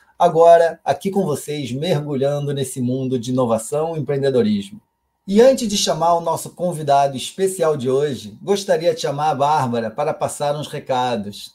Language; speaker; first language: Portuguese; native; Portuguese